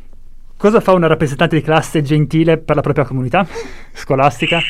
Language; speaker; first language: Italian; native; Italian